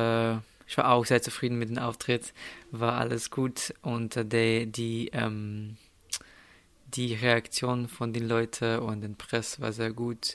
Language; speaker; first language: German; non-native, fluent; Slovenian